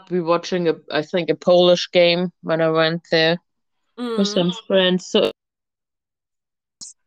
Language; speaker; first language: English; non-native, fluent; German